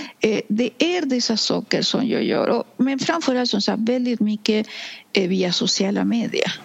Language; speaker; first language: Swedish; non-native, fluent; Spanish